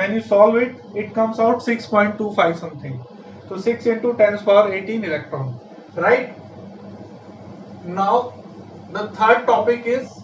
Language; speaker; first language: English; non-native, local second language; Hindi